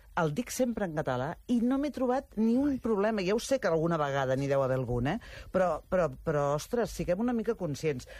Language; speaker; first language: Catalan; native; Catalan